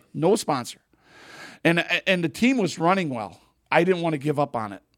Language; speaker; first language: English; native; English